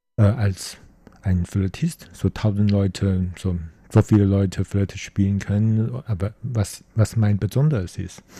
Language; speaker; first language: German; non-native, learner; Chinese